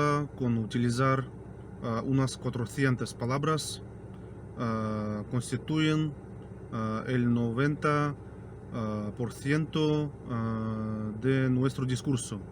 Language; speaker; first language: Spanish; non-native, fluent; Russian